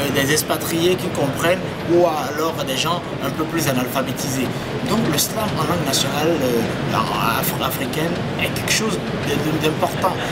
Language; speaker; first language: French; non-native, local second language; Fon